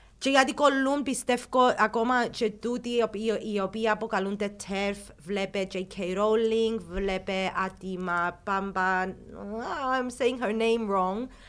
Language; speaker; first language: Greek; early bilingual, heritage; Greek